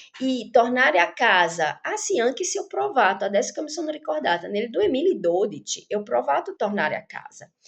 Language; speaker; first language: Italian; non-native, fluent; Portuguese